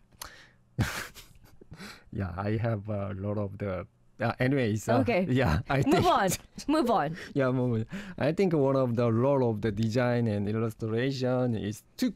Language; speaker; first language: English; non-native, learner; Korean